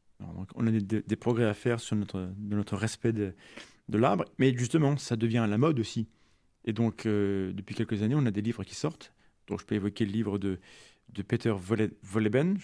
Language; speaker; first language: French; native; French